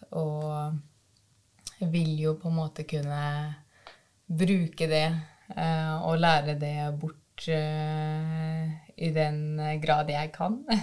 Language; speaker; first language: Norwegian; early bilingual, other home language; Albanian